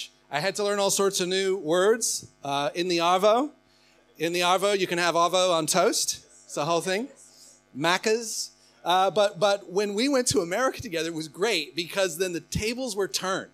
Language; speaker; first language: English; native; English